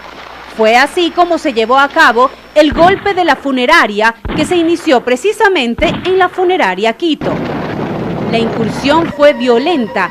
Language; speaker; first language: Spanish; native; Spanish